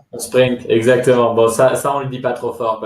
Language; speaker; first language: French; native; French